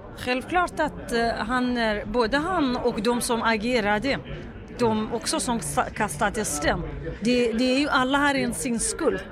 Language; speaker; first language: Swedish; non-native, fluent; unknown